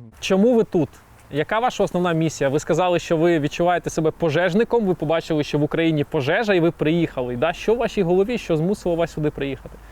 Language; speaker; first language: Ukrainian; native; Ukrainian